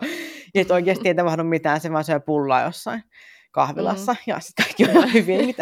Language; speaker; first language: Finnish; native; Finnish